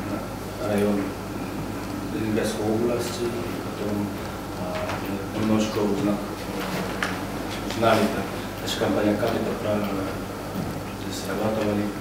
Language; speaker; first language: Russian; non-native, learner; Korean